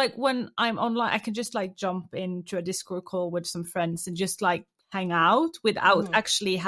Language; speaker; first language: English; non-native, fluent; Norwegian